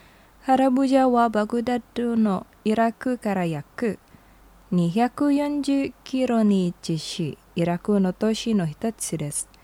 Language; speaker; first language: Japanese; non-native, learner; Indonesian